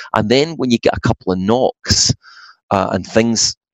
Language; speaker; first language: English; native; English